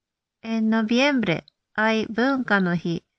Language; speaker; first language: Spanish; non-native, fluent; Japanese